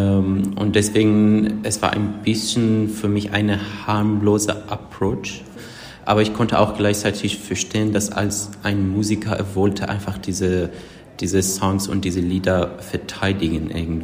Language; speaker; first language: German; non-native, fluent; Persian